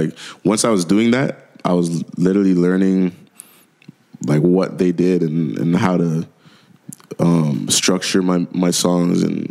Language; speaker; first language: English; native; English